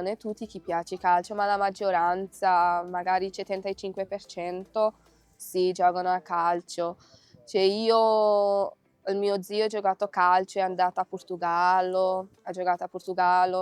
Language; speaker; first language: Italian; non-native, fluent; Kabuverdianu